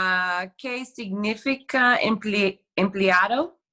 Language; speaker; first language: Spanish; non-native, learner; English